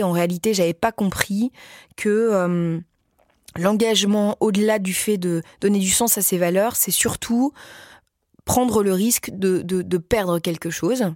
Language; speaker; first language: French; native; French